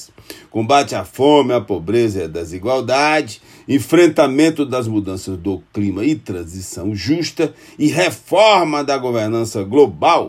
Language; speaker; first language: Portuguese; native; Portuguese